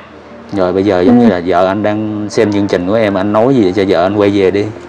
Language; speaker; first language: Vietnamese; native; Vietnamese